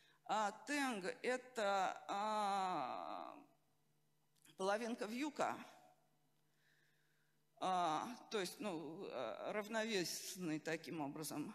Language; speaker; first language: Russian; native; Russian